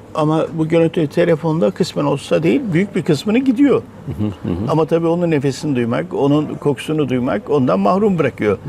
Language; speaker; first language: Turkish; native; Turkish